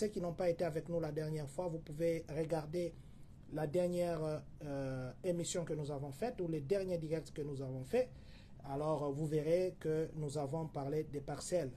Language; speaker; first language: French; non-native, local second language; Lingala